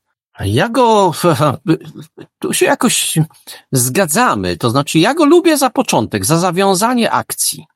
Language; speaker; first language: Polish; native; Polish